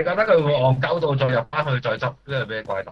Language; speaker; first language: Chinese; native; Chinese